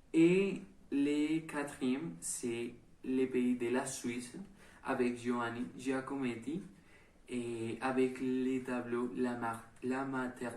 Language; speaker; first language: French; non-native, learner; Spanish